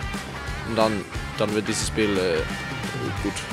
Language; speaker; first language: German; non-native, learner; Icelandic